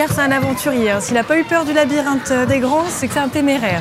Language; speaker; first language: French; native; French